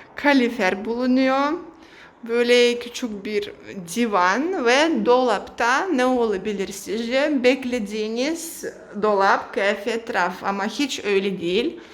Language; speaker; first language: Turkish; non-native, fluent; Russian